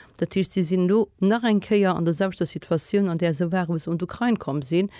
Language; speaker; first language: Luxembourgish; native; Luxembourgish